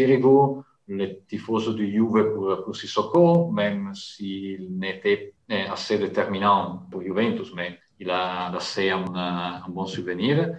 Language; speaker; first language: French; non-native, fluent; Italian